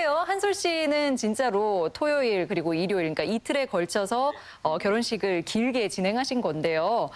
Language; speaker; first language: Korean; native; Korean